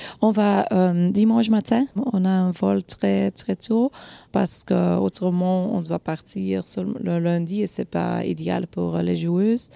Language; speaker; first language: French; non-native, local second language; Dutch